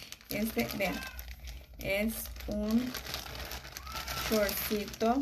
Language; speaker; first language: Spanish; native; Spanish